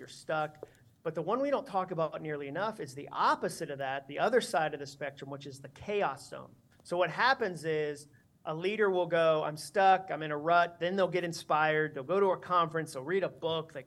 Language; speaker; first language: English; native; English